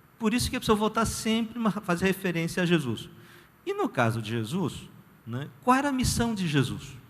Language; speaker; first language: Portuguese; early bilingual, other home language; Korean